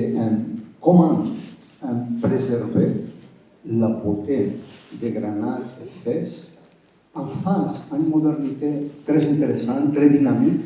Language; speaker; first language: French; non-native, fluent; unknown